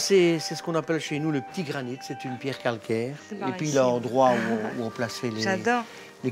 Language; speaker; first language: French; native; French